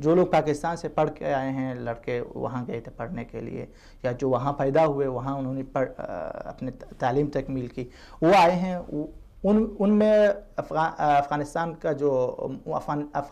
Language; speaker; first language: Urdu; non-native, fluent; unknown